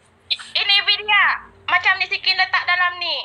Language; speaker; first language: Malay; non-native, learner; Vietnamese